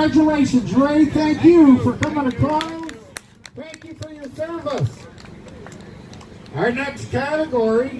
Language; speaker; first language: English; native; English